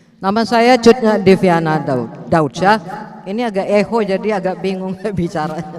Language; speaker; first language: Indonesian; native; Indonesian